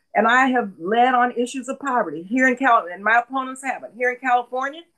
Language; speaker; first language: English; native; English